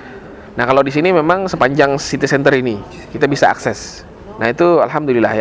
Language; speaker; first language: Indonesian; native; Indonesian